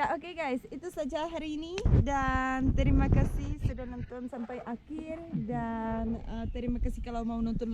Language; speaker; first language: Indonesian; non-native, learner; Czech